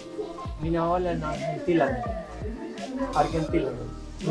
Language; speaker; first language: Spanish; native; Spanish